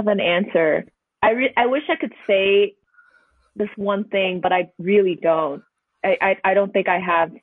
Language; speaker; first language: English; non-native, local second language; Cantonese